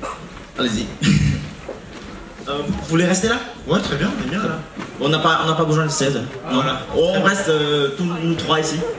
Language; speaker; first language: French; non-native, fluent; Vietnamese